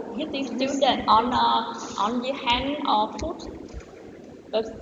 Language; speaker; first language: English; non-native, learner; Vietnamese